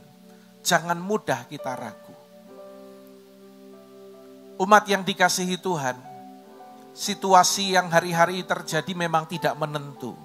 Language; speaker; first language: Indonesian; native; Indonesian